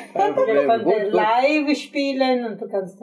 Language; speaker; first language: German; non-native, fluent; Italian